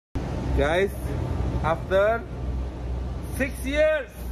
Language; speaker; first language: English; non-native, fluent; Indonesian